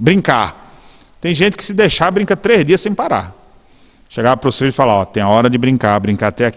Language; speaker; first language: Portuguese; native; Portuguese